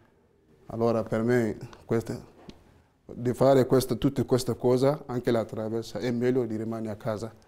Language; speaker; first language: Italian; non-native, learner; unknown